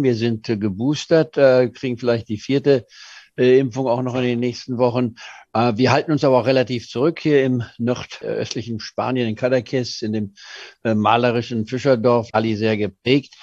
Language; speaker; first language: German; native; German